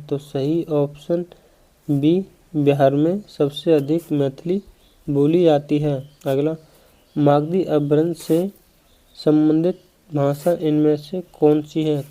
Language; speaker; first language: Hindi; native; Hindi